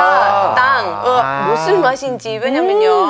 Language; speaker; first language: Korean; non-native, fluent; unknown